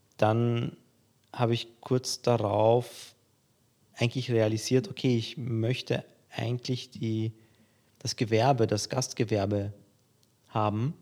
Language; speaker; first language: German; early bilingual, other home language; Polish